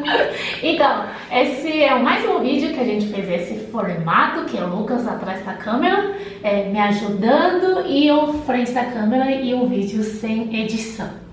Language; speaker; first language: Portuguese; non-native, fluent; Chinese